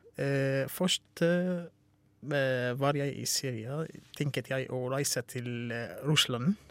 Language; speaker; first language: Norwegian; non-native, learner; Arabic